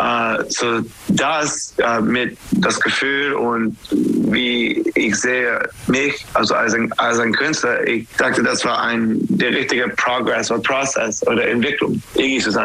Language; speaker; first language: German; non-native, fluent; English